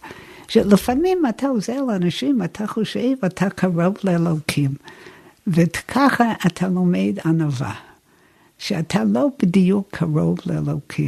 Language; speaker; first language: Hebrew; non-native, fluent; English